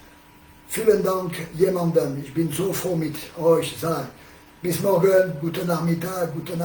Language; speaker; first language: German; non-native, learner; French